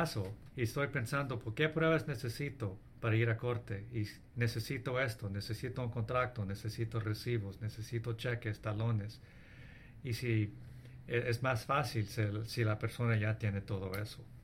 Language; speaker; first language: Spanish; early bilingual, heritage; English